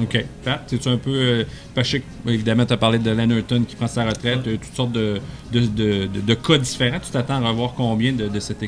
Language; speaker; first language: French; native; French